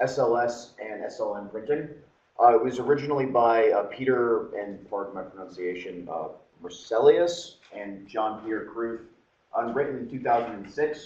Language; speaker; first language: English; native; English